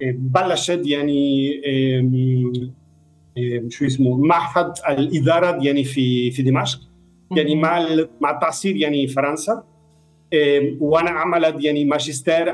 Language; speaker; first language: Arabic; non-native, fluent; Spanish